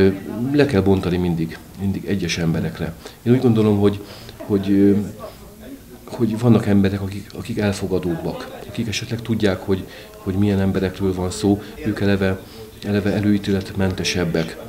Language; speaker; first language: Hungarian; native; Hungarian